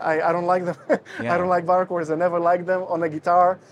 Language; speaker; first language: English; non-native, fluent; Russian